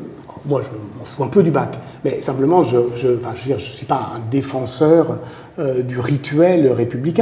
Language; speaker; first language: French; native; French